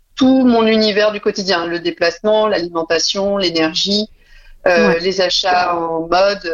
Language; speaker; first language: French; native; French